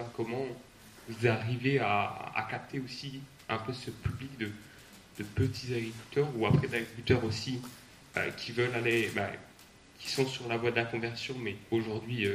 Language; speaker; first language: French; native; French